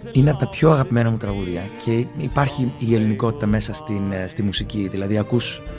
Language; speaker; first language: Greek; early bilingual, other home language; English